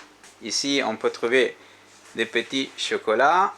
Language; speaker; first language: French; non-native, learner; Italian